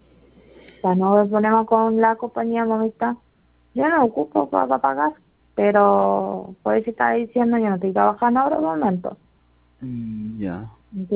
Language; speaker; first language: Spanish; non-native, learner; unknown